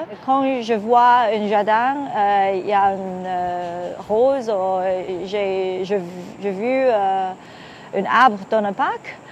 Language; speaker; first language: French; non-native, learner; Cantonese